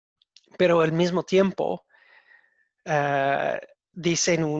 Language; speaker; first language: Spanish; non-native, learner; English